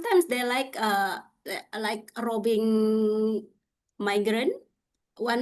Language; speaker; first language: English; non-native, learner; Indonesian